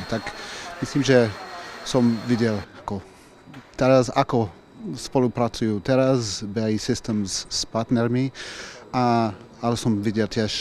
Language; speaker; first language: Slovak; non-native, fluent; English